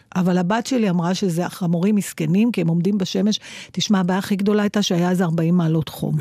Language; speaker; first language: Hebrew; native; Hebrew